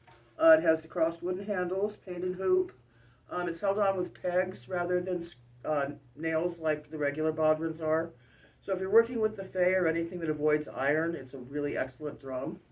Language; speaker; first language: English; native; English